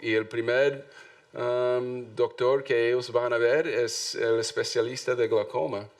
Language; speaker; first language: Spanish; non-native, learner; English